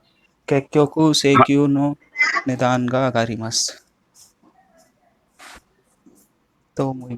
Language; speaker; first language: Japanese; non-native, learner; Hindi